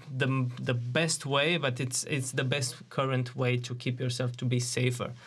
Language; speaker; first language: English; non-native, fluent; Romanian